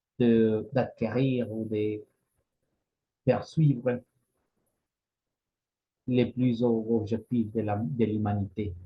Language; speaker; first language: French; non-native, fluent; Spanish